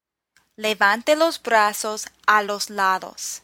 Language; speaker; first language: Spanish; non-native, fluent; English